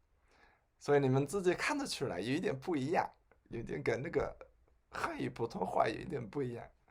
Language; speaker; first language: Chinese; non-native, fluent; Spanish